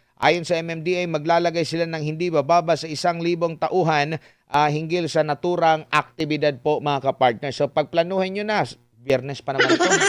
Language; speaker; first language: Filipino; native; Filipino